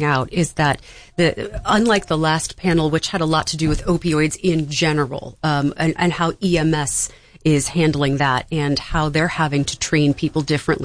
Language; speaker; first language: English; native; English